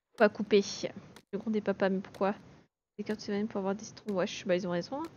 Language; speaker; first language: French; native; French